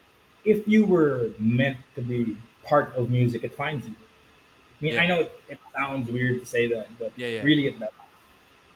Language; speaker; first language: English; non-native, local second language; Filipino